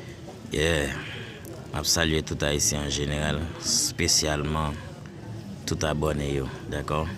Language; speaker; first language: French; non-native, local second language; Haitian Creole